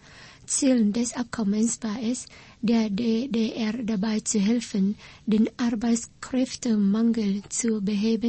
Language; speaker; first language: German; non-native, fluent; Vietnamese